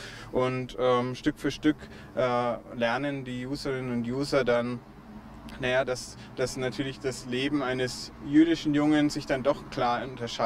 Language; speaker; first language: German; native; German